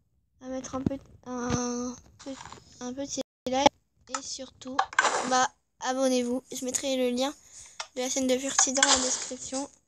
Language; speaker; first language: French; native; French